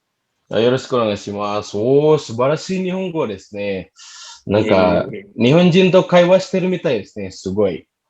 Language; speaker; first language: Japanese; non-native, fluent; Indonesian